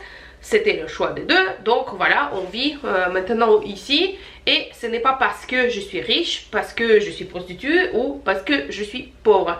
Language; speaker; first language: French; non-native, fluent; Russian